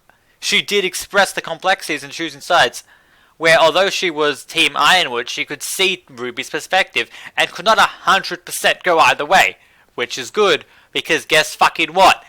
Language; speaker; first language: English; native; English